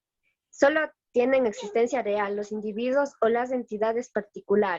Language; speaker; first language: Spanish; native; Spanish